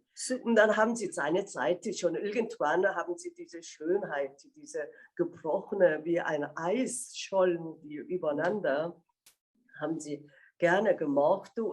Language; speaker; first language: German; non-native, fluent; Korean